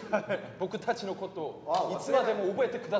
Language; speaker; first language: Japanese; non-native, learner; Korean